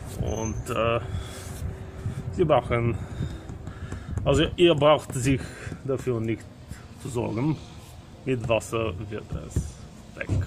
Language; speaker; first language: German; non-native, fluent; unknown